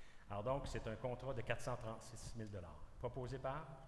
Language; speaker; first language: French; native; French